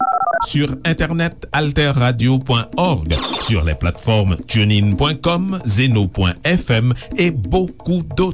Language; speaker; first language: French; non-native, local second language; Haitian Creole